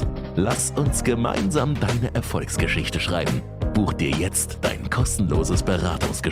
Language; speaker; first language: German; native; German